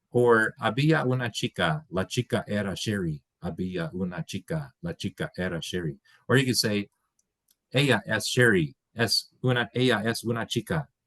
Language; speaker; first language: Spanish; non-native, fluent; English